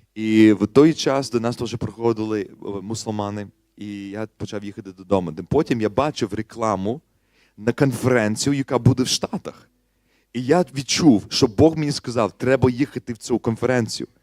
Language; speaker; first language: Ukrainian; non-native, fluent; English